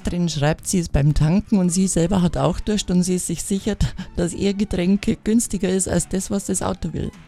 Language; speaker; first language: German; native; German